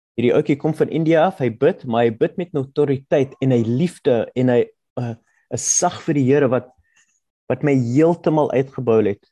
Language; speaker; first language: Afrikaans; non-native, local second language; German